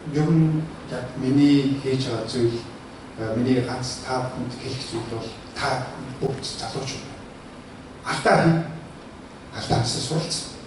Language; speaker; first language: Mongolian; early bilingual, heritage; Mongolian